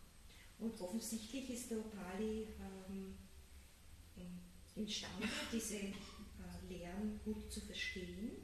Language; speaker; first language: German; native; German